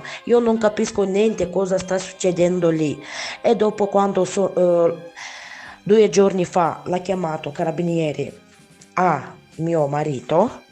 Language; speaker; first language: Italian; non-native, learner; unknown